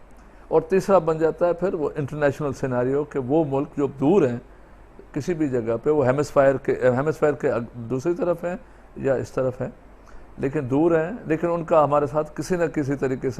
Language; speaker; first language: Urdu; non-native, local second language; Sindhi